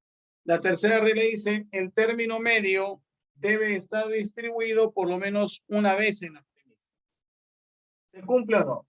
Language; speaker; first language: Spanish; native; Spanish